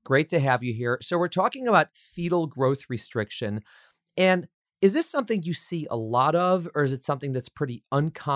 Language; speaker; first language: English; native; English